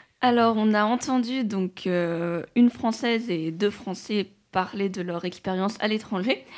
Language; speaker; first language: French; native; French